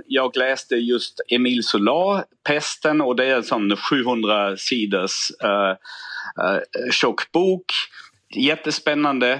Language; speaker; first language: Swedish; non-native, fluent; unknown